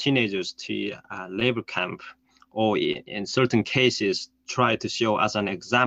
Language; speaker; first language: English; non-native, fluent; Korean